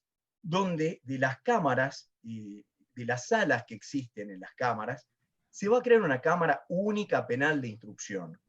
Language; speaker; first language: Spanish; native; Spanish